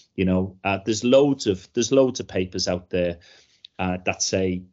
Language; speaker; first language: English; native; English